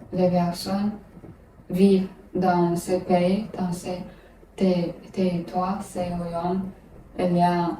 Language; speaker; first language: French; non-native, learner; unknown